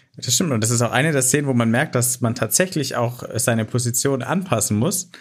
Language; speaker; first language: German; native; German